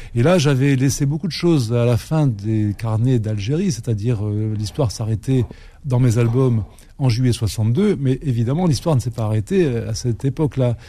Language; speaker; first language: French; native; French